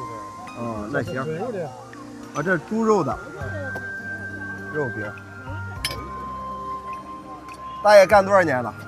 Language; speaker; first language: Chinese; native; Chinese